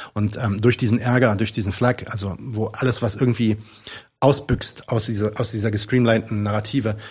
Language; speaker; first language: German; early bilingual, other home language; Arabic